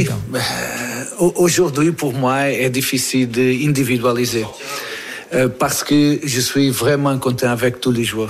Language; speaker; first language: French; non-native, fluent; Portuguese